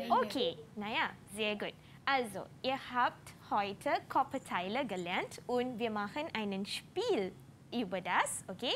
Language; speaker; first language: German; non-native, learner; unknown